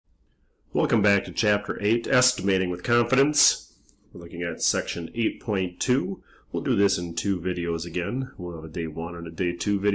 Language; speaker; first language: English; native; English